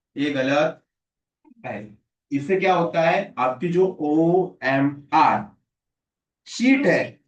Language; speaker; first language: Hindi; non-native, local second language; Marathi